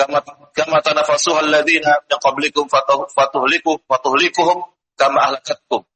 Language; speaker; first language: Arabic; non-native, fluent; Indonesian